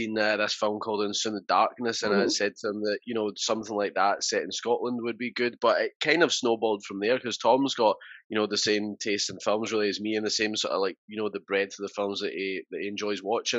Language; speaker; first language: English; native; English